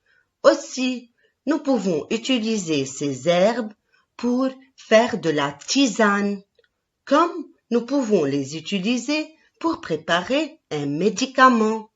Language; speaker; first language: French; non-native, local second language; Arabic